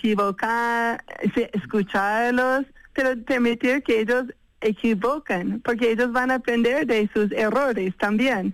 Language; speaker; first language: Spanish; non-native, fluent; English